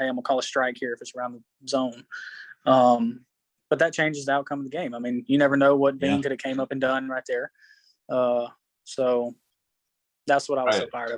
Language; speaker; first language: English; native; English